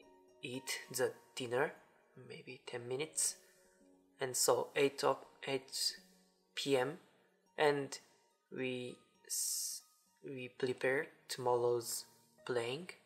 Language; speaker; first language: English; non-native, learner; Japanese